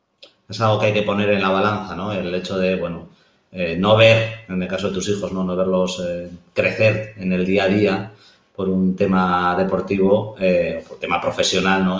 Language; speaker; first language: Spanish; native; Spanish